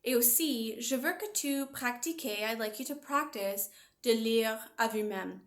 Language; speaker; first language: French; non-native, learner; English